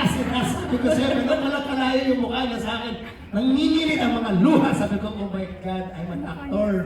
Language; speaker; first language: Filipino; non-native, local second language; English